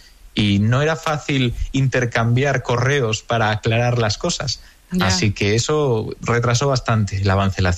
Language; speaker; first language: Spanish; native; Spanish